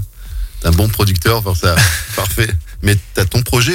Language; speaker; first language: French; native; French